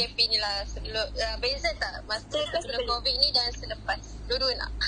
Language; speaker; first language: Malay; native; Malay